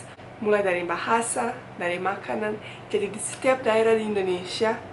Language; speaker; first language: Indonesian; non-native, fluent; Bosnian